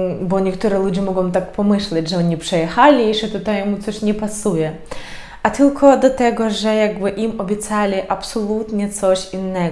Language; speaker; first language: Polish; non-native, fluent; Ukrainian